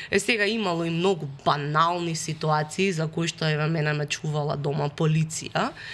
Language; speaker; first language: Macedonian; native; Macedonian